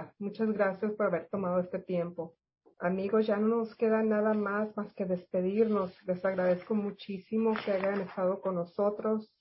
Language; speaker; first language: Spanish; native; Spanish